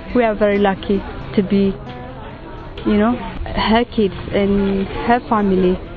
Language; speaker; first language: English; non-native, fluent; Tigrinya